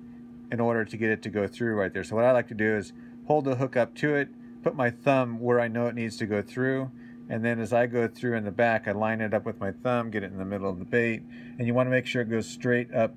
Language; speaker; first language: English; native; English